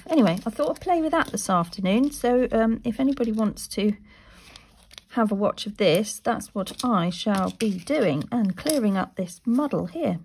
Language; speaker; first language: English; native; English